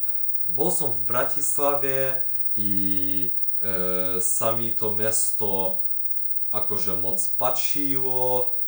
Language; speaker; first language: Slovak; non-native, learner; Ukrainian